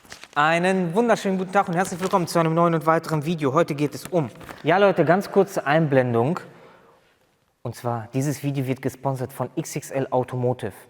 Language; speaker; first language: German; native; German